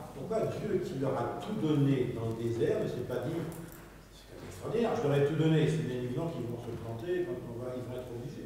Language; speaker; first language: French; native; French